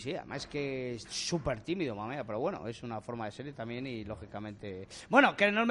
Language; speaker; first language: Spanish; native; Spanish